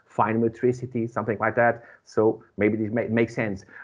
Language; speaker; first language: English; non-native, fluent; Portuguese